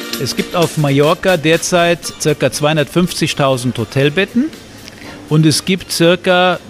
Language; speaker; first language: German; native; German